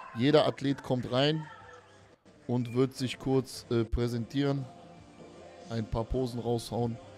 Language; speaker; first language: German; early bilingual, other home language; Polish